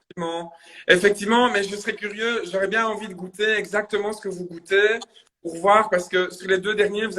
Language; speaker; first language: French; native; French